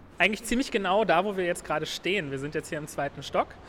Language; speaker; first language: German; native; German